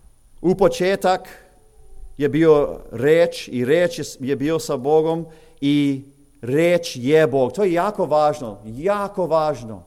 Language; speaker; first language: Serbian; early bilingual, heritage; English